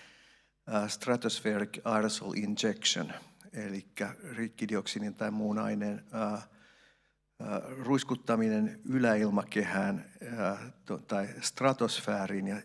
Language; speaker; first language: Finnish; native; Finnish